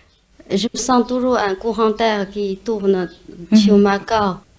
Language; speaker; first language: French; non-native, fluent; Chinese